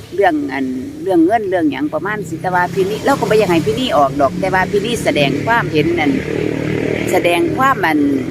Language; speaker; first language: Thai; non-native, local second language; Northeastern Thai